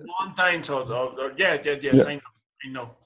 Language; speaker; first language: English; non-native, learner; Spanish